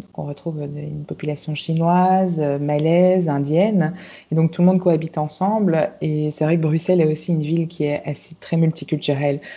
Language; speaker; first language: French; native; French